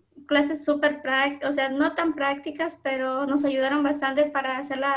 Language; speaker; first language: Spanish; native; Spanish